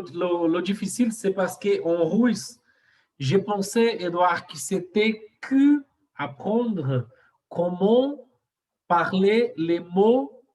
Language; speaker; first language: French; non-native, learner; Portuguese